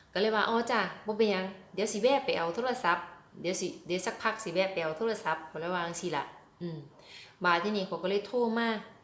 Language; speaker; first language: Thai; native; Thai